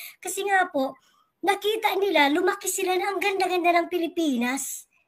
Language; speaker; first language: Filipino; non-native, local second language; Waray